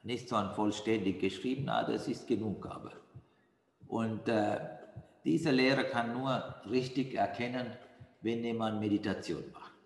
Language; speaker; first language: German; non-native, fluent; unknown